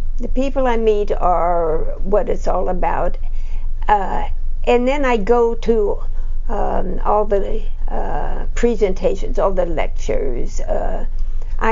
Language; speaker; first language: English; native; English